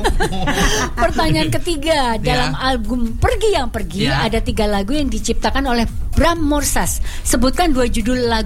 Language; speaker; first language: Indonesian; native; Indonesian